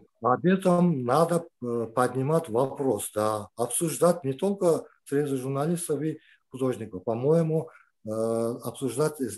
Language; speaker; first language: Russian; non-native, local second language; Kyrgyz